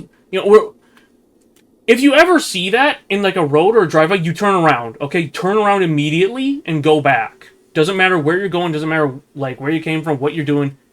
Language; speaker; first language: English; native; English